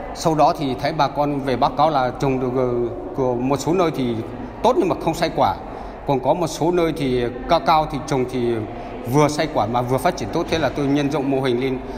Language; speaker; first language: Vietnamese; non-native, local second language; Hmong